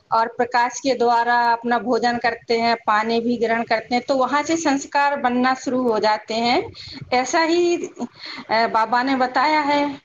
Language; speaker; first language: Hindi; native; Hindi